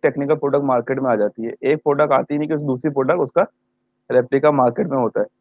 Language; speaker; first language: Urdu; native; Urdu